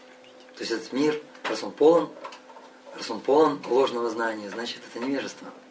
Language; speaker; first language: Russian; native; Russian